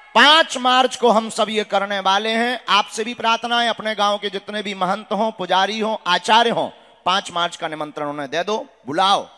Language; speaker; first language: Hindi; non-native, local second language; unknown